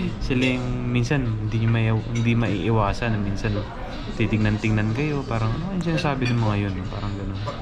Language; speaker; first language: Filipino; native; Filipino